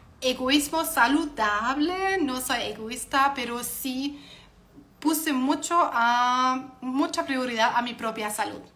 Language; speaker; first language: Spanish; non-native, fluent; German